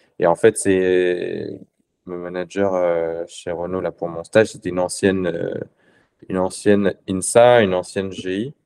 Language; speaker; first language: French; non-native, local second language; Arabic